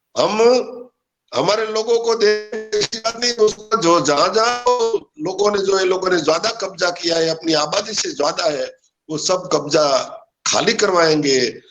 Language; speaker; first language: Hindi; non-native, local second language; Gujarati